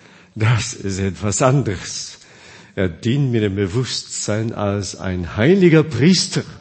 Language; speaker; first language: German; non-native, fluent; Korean